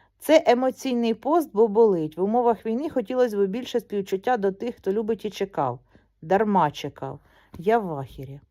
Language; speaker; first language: Ukrainian; non-native, local second language; Russian